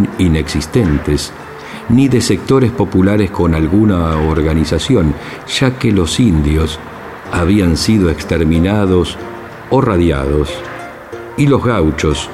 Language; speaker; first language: Spanish; native; Spanish